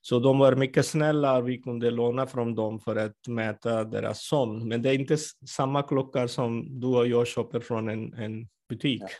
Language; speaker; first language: Swedish; non-native, fluent; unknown